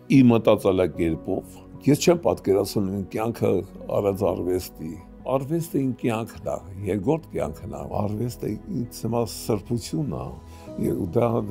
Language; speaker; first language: Armenian; early bilingual, heritage; Armenian